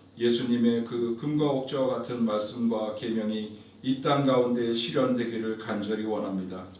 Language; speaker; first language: Korean; native; Korean